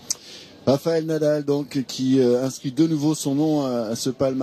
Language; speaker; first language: French; native; French